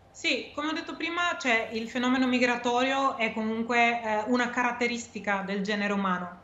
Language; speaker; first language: Italian; native; Italian